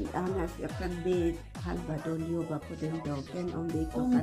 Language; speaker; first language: Swedish; non-native, learner; Filipino